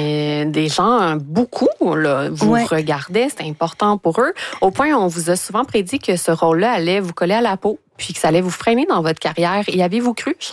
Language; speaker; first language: French; native; French